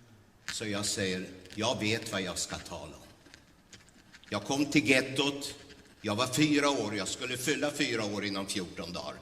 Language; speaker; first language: Swedish; early bilingual, other home language; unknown